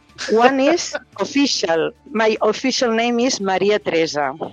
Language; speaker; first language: English; non-native, fluent; Catalan